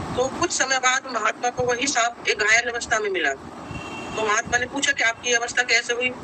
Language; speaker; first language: Hindi; native; Hindi